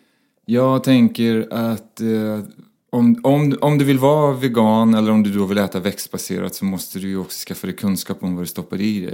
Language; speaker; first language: Swedish; native; Swedish